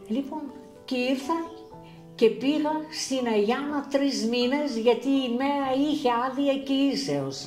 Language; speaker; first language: Greek; early bilingual, other home language; Russian